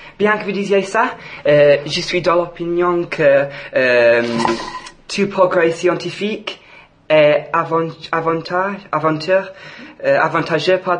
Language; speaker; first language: French; non-native, fluent; English